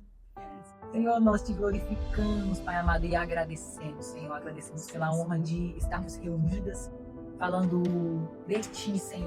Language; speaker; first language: Portuguese; native; Portuguese